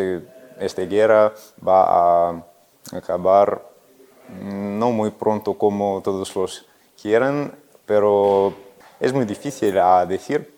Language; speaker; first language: Spanish; non-native, fluent; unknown